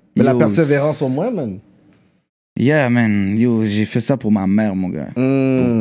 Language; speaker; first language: French; native; French